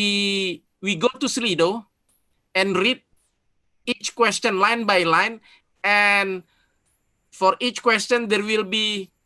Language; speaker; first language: English; non-native, fluent; Indonesian